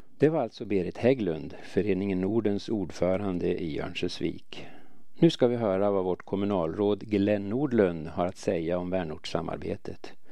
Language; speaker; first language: Swedish; native; Swedish